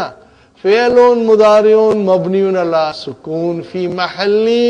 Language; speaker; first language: Arabic; non-native, learner; Urdu